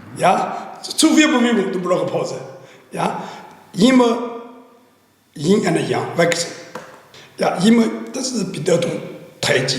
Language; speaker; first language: German; non-native, learner; Chinese